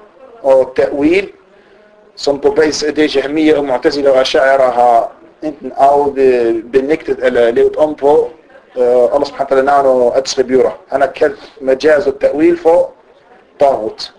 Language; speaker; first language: Danish; early bilingual, other home language; Arabic